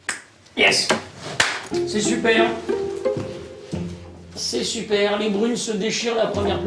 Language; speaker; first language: French; native; French